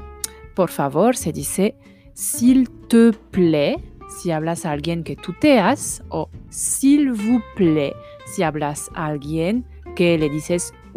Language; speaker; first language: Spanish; non-native, fluent; French